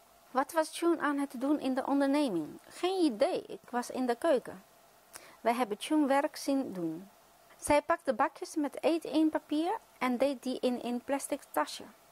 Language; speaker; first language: Dutch; non-native, fluent; Chinese